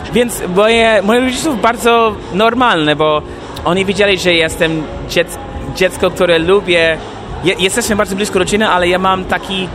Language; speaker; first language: Polish; non-native, fluent; English